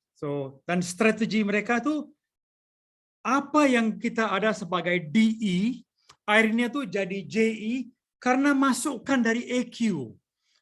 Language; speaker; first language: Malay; non-native, local second language; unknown